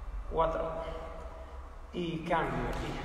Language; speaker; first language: Spanish; non-native, fluent; Italian